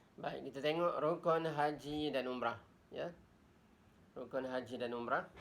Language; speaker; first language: Malay; native; Malay